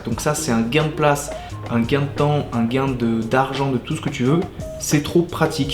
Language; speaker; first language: French; native; French